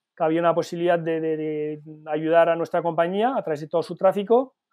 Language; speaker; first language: Spanish; early bilingual, heritage; Spanish